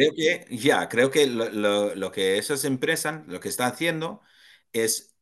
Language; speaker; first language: Spanish; non-native, learner; English